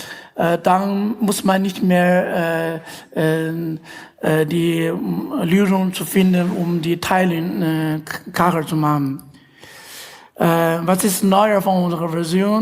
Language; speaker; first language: German; non-native, learner; Chinese